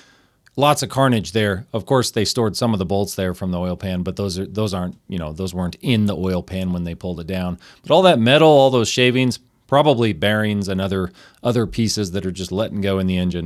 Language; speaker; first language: English; native; English